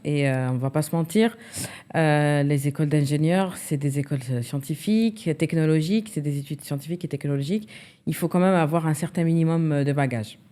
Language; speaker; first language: French; native; French